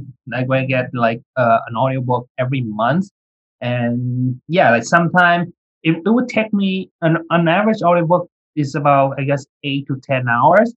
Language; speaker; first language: English; early bilingual, other home language; Vietnamese